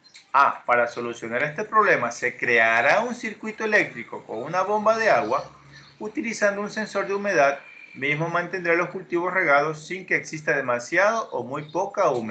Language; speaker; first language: Spanish; native; Spanish